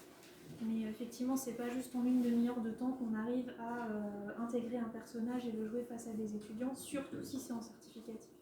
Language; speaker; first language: French; native; French